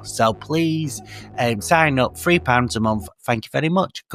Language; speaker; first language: English; native; English